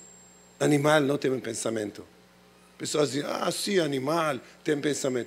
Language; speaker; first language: Portuguese; non-native, learner; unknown